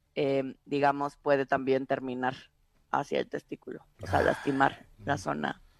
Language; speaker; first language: Spanish; native; Spanish